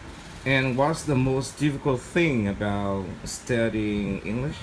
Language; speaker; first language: English; non-native, fluent; Vietnamese